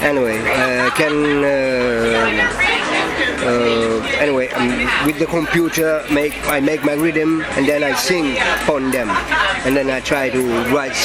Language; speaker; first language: English; non-native, fluent; Italian